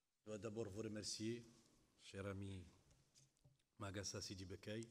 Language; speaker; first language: French; non-native, local second language; Arabic